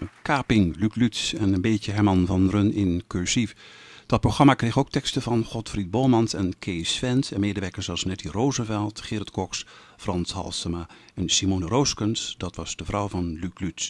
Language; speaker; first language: Dutch; native; Dutch